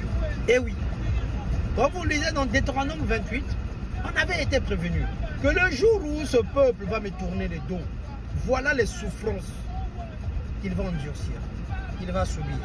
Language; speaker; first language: French; non-native, local second language; Kongo